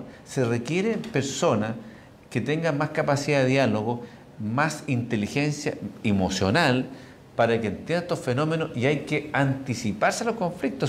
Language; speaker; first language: Spanish; native; Spanish